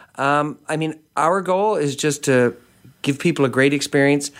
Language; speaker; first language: English; native; English